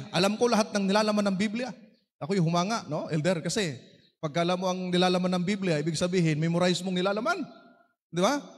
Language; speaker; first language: Filipino; native; Filipino